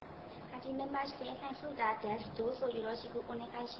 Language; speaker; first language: Japanese; non-native, learner; Burmese